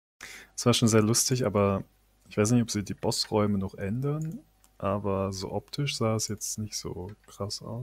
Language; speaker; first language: German; native; German